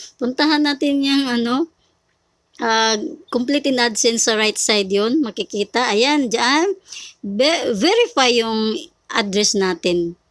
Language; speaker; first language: Filipino; native; Filipino